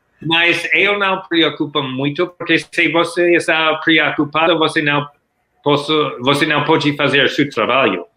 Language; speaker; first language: Portuguese; non-native, learner; English